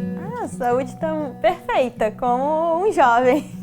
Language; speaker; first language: Portuguese; early bilingual, heritage; Portuguese